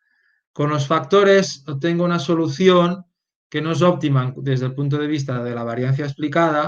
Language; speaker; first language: Spanish; native; Spanish